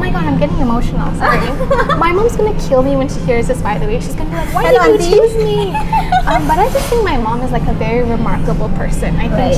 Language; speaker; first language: English; non-native, local second language; Malay